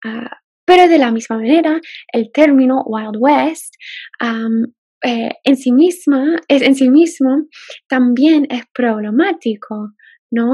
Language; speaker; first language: Spanish; non-native, fluent; English